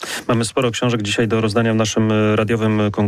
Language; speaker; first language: Polish; native; Polish